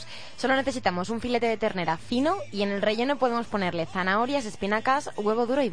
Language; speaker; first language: Spanish; native; Spanish